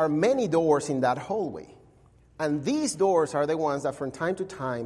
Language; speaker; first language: English; non-native, fluent; Spanish